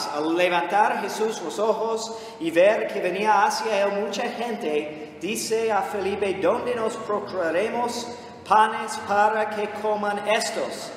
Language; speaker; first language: Spanish; non-native, fluent; English